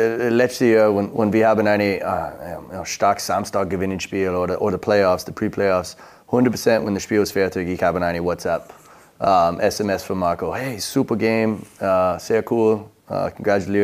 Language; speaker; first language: German; non-native, learner; English